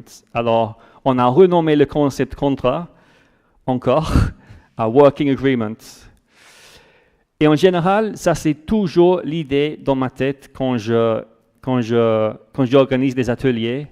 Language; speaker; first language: French; non-native, fluent; English